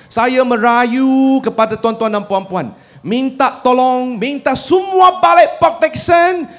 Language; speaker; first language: Malay; non-native, local second language; Chinese